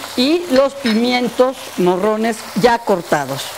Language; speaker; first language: Spanish; native; Spanish